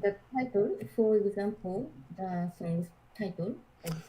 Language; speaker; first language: English; non-native, learner; Japanese